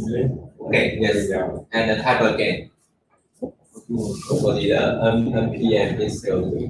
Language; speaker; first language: English; non-native, learner; Chinese